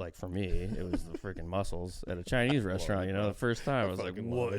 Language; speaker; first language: English; native; English